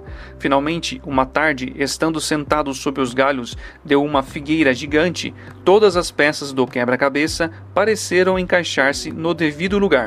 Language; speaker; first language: Portuguese; native; Portuguese